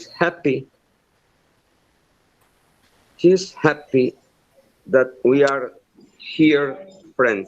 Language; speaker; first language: English; non-native, learner; Spanish